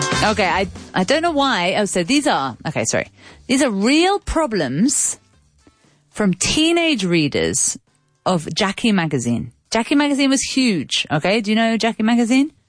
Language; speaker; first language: English; native; English